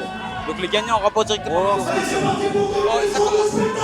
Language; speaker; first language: French; native; French